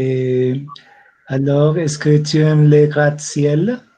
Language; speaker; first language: French; non-native, learner; Spanish